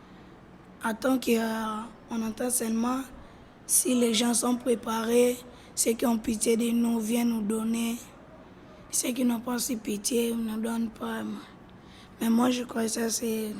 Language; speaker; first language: French; non-native, learner; Lingala